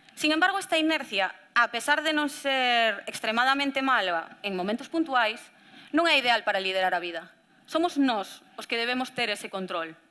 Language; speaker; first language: Galician; native; Galician